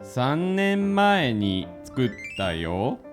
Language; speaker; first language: Japanese; non-native, fluent; English